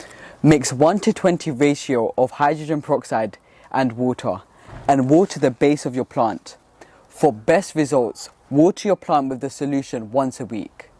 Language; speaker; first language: English; early bilingual, other home language; Bangla